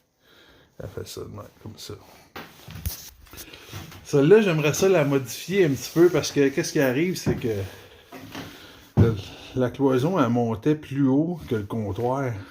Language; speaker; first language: French; native; French